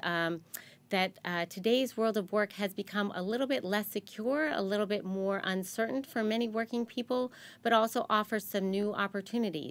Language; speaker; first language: English; native; English